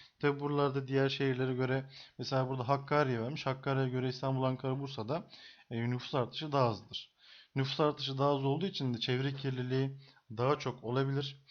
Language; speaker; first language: Turkish; native; Turkish